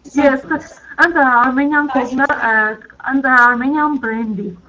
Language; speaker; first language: English; non-native, learner; Armenian